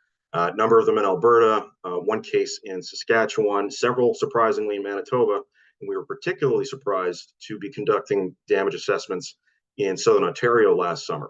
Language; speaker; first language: English; native; English